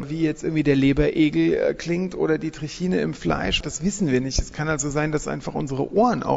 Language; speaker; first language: German; native; German